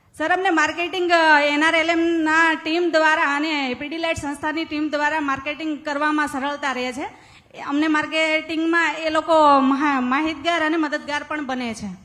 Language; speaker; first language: Gujarati; native; Gujarati